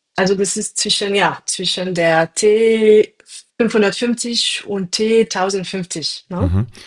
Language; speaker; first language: German; non-native, fluent; French